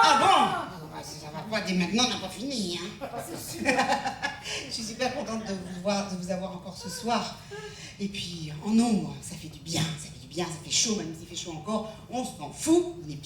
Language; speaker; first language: French; native; French